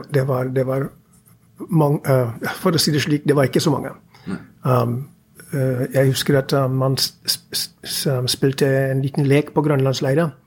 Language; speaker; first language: Norwegian; non-native, fluent; English